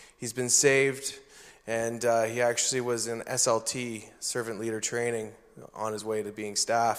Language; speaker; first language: English; native; English